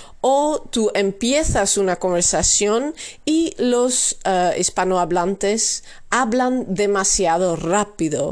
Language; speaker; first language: Spanish; non-native, fluent; Dutch